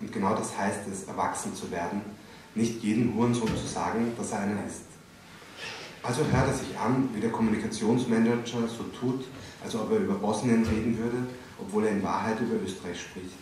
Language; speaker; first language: German; native; German